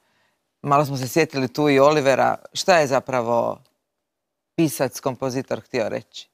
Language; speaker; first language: Croatian; native; Croatian